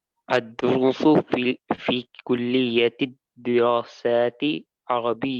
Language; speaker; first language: Arabic; non-native, learner; Urdu